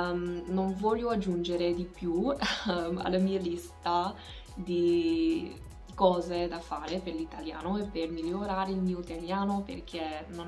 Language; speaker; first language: Italian; non-native, fluent; English